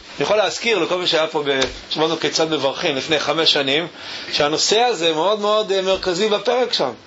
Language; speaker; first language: Hebrew; native; Hebrew